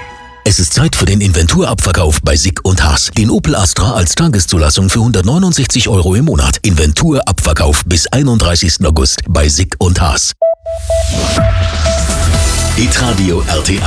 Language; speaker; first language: German; native; German